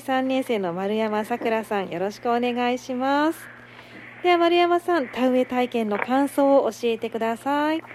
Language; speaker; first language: Japanese; native; Japanese